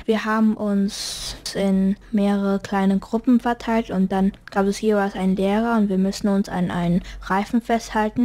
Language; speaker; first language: German; early bilingual, heritage; German